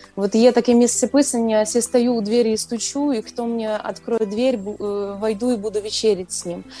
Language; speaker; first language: Ukrainian; non-native, local second language; Russian